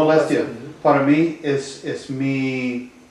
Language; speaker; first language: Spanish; non-native, learner; English